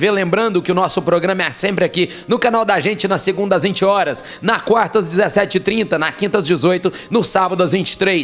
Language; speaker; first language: Portuguese; native; Portuguese